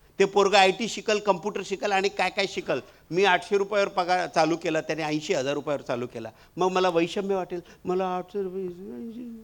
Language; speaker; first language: Marathi; non-native, local second language; Marwari